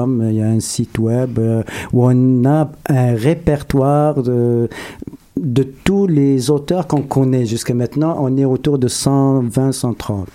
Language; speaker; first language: French; non-native, local second language; Arabic